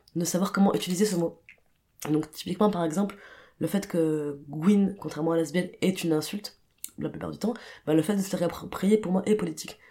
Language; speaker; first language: French; non-native, local second language; Arabic